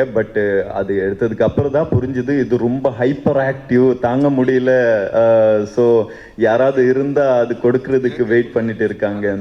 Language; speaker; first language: Tamil; non-native, learner; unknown